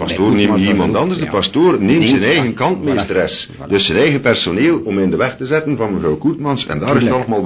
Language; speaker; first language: Dutch; native; Dutch